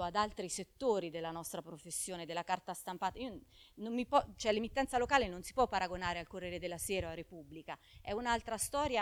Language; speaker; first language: Italian; native; Italian